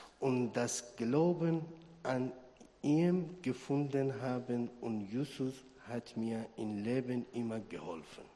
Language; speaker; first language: German; non-native, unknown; Persian